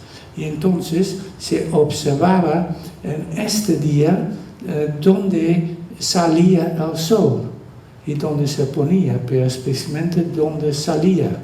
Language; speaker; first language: Spanish; non-native, fluent; Dutch